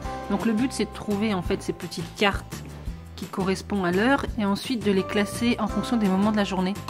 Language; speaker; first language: French; native; French